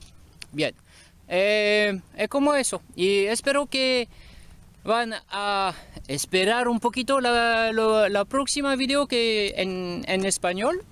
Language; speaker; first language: Spanish; non-native, learner; French